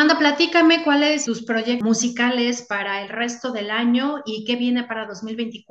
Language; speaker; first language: Spanish; native; Spanish